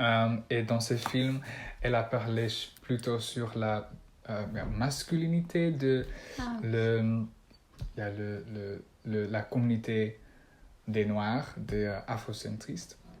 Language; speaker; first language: French; non-native, learner; Dutch